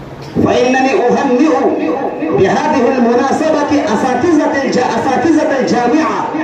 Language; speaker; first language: Arabic; non-native, fluent; Urdu